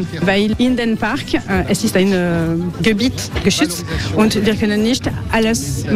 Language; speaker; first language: German; non-native, learner; French